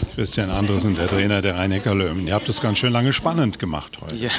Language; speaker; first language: German; native; German